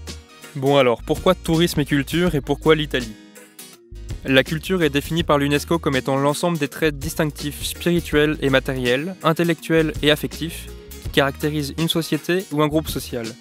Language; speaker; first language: French; native; French